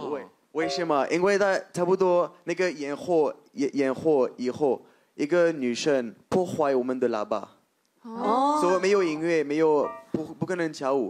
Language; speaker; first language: Chinese; non-native, fluent; French